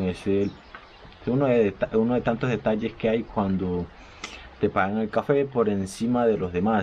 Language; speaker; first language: Spanish; native; Spanish